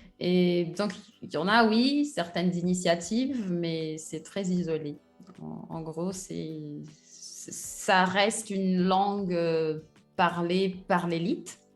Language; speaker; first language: French; early bilingual, other home language; Portuguese